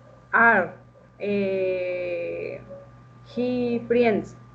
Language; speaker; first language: English; non-native, learner; Spanish